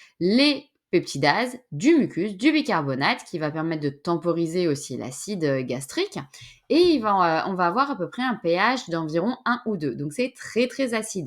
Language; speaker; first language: French; native; French